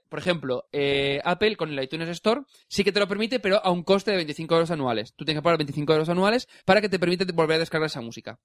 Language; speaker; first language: Spanish; native; Spanish